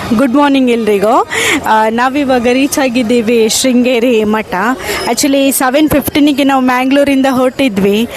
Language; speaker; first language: Kannada; non-native, local second language; Tulu